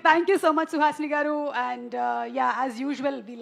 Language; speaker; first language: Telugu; native; Telugu